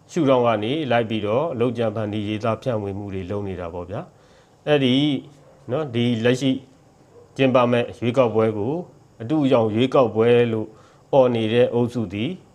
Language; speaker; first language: Burmese; native; Burmese